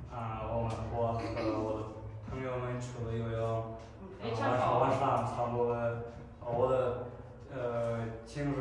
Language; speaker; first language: Chinese; non-native, learner; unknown